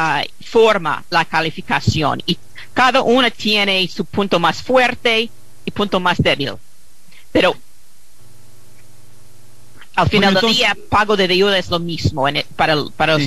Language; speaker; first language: Spanish; non-native, fluent; English